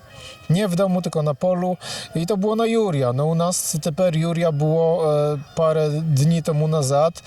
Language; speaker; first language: Polish; non-native, local second language; Belarusian